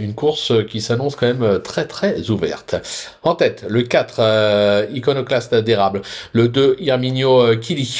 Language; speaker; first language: French; native; French